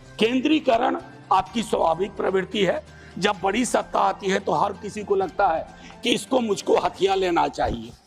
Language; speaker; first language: Hindi; native; Hindi